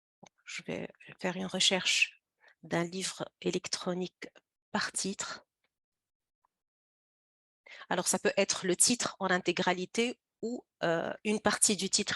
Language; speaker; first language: French; native; French